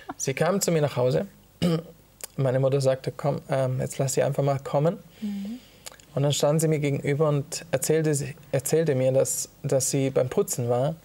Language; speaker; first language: German; early bilingual, other home language; Italian